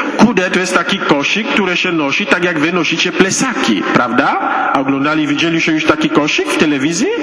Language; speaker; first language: Polish; non-native, fluent; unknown